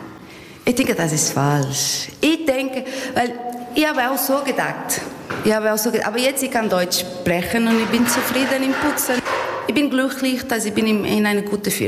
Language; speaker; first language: German; non-native, learner; Portuguese